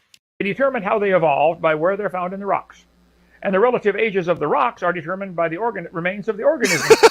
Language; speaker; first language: English; native; English